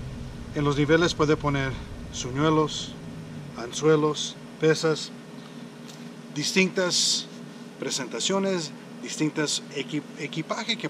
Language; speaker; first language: Spanish; early bilingual, heritage; Spanish